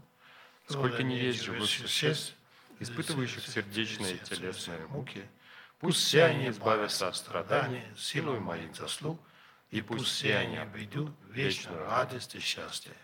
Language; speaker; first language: Russian; native; Russian